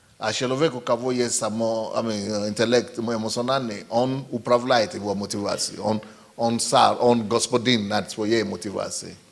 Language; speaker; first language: Russian; non-native, fluent; Yoruba